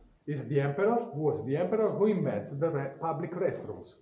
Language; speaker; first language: English; non-native, learner; Italian